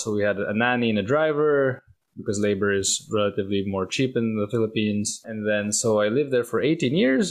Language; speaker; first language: English; non-native, local second language; Filipino